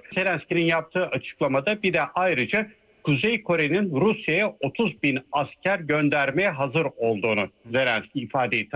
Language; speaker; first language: Turkish; native; Turkish